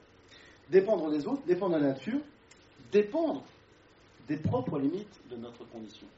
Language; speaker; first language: French; native; French